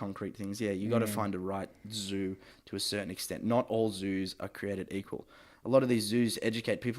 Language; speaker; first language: English; native; English